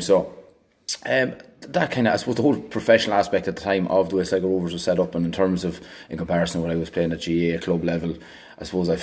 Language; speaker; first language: English; native; English